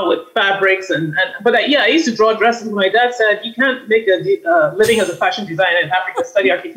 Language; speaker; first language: English; native; English